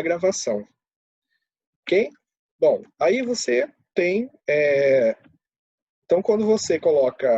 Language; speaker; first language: Portuguese; native; Portuguese